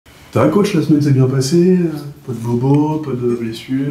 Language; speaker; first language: French; native; French